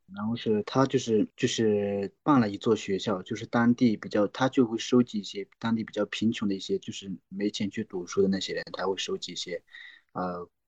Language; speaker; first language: Chinese; non-native, local second language; Tibetan